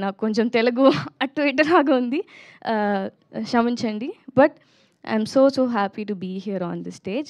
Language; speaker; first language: Telugu; non-native, learner; Tamil